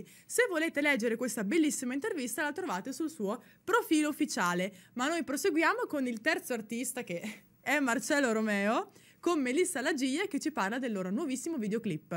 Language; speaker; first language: Italian; native; Italian